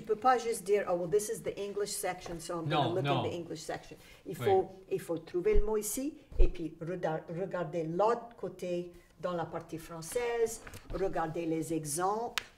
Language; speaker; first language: French; native; French